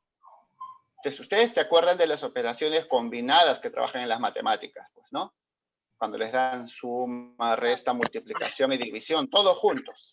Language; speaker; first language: Spanish; native; Spanish